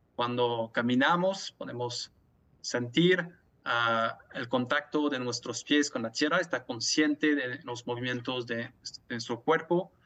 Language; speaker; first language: Spanish; non-native, fluent; French